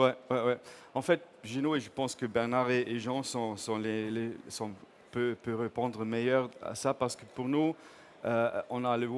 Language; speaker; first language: French; non-native, fluent; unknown